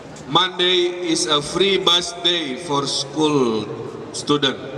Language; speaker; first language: English; non-native, fluent; Indonesian